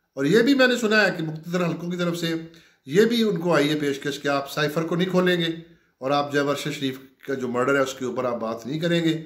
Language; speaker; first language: Urdu; non-native, local second language; Punjabi